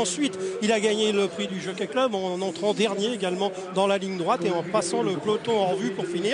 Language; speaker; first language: French; native; French